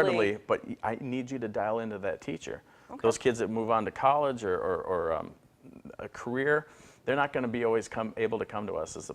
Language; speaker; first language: English; native; English